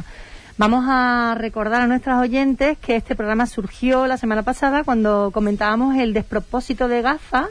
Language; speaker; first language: Spanish; native; Spanish